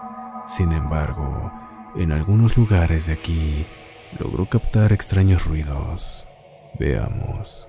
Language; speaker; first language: Spanish; native; Spanish